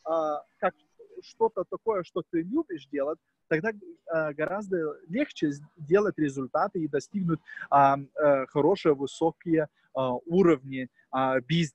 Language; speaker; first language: Russian; non-native, fluent; Lithuanian